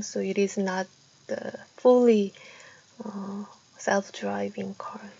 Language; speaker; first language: English; non-native, fluent; Korean